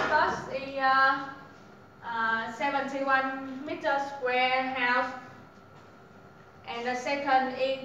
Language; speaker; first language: English; non-native, learner; Vietnamese